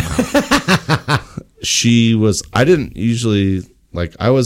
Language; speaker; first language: English; native; English